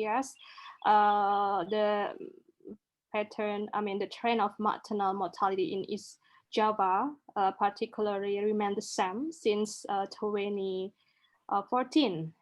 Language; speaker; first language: English; non-native, local second language; Indonesian